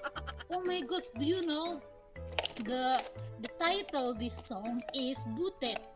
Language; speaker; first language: English; non-native, learner; Indonesian